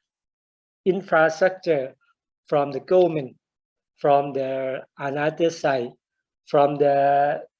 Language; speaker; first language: English; non-native, learner; Thai